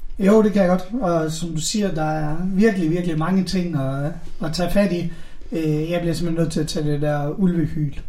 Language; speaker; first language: Danish; native; Danish